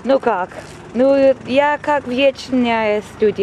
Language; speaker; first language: Russian; non-native, learner; English